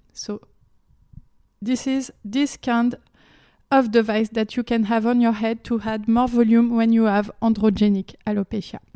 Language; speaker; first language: English; non-native, learner; French